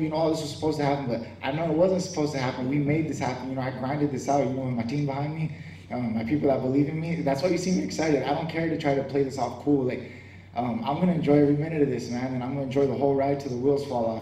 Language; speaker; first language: English; early bilingual, other home language; Spanish